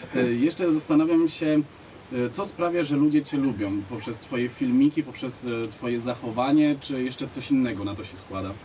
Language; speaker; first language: Polish; native; Polish